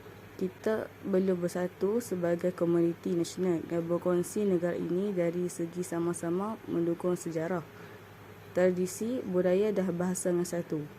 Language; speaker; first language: Malay; native; Malay